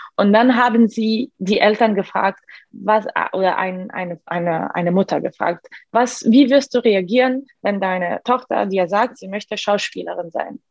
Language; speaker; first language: German; non-native, fluent; Arabic